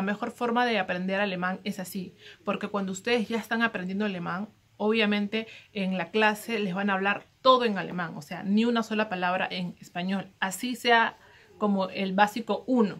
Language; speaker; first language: Spanish; native; Spanish